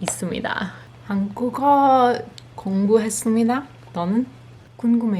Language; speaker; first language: Korean; non-native, learner; English